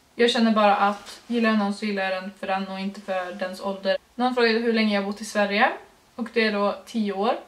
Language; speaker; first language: Swedish; early bilingual, other home language; Norwegian